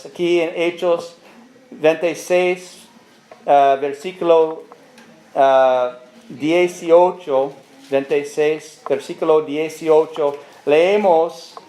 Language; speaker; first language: Spanish; non-native, learner; English